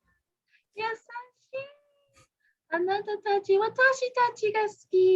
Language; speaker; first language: Japanese; non-native, fluent; English